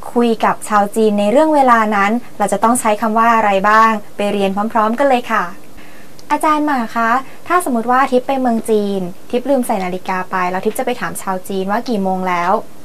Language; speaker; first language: Thai; native; Thai